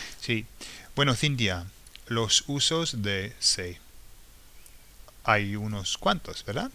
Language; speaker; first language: Spanish; non-native, fluent; English